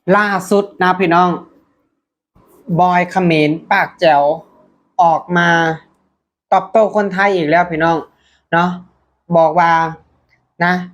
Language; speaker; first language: Thai; non-native, local second language; Lao